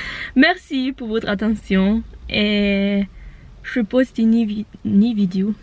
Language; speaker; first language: French; non-native, learner; Norwegian